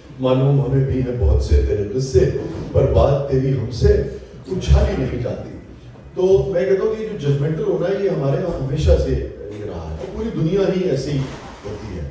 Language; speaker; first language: Urdu; non-native, local second language; Punjabi